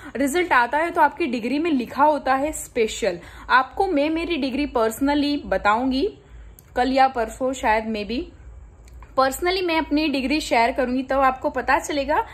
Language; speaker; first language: Hindi; non-native, local second language; Gujarati